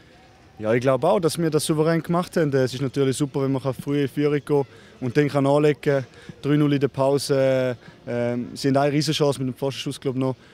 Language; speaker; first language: German; native; German